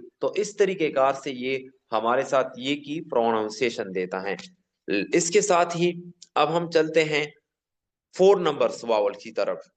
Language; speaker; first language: Urdu; non-native, local second language; Pashto